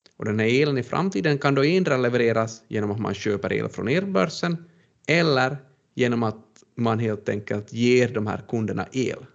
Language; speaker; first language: Swedish; native; Swedish